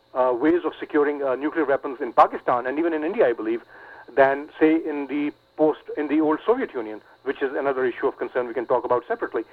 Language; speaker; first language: English; non-native, local second language; Urdu